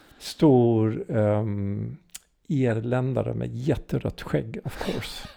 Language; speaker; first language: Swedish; early bilingual, heritage; Swedish